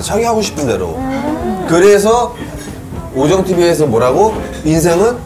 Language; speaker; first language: Korean; native; Korean